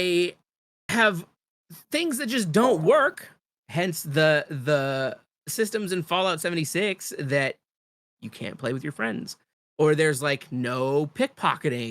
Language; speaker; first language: English; native; English